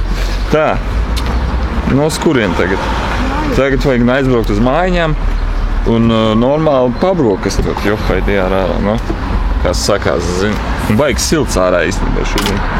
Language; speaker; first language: Latvian; native; Latvian